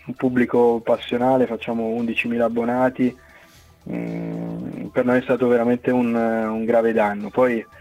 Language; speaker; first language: Italian; native; Italian